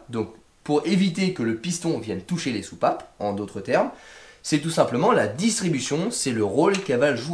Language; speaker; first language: French; native; French